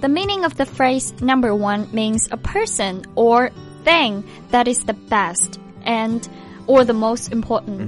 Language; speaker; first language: English; non-native, fluent; Chinese